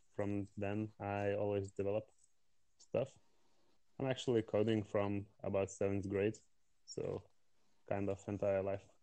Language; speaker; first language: English; non-native, fluent; Lithuanian